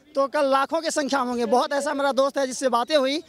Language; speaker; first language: Hindi; native; Hindi